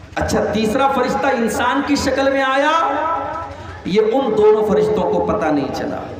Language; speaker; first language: Urdu; native; Urdu